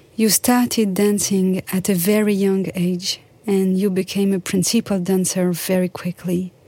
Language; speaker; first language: English; non-native, fluent; French